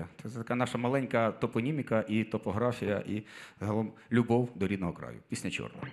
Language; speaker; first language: German; non-native, learner; Ukrainian